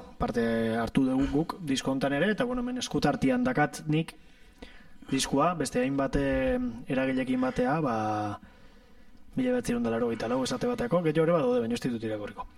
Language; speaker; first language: Basque; native; Basque